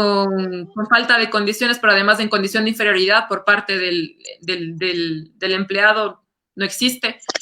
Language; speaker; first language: Spanish; native; Spanish